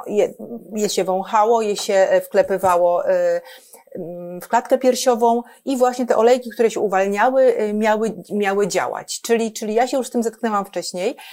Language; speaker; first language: Polish; native; Polish